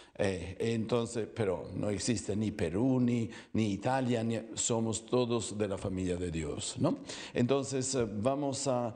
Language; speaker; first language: Spanish; non-native, fluent; Italian